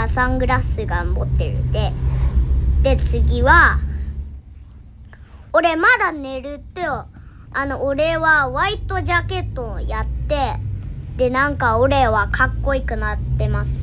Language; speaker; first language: Japanese; non-native, learner; Indonesian